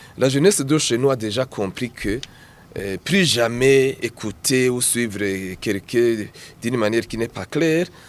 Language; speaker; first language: French; non-native, local second language; Rundi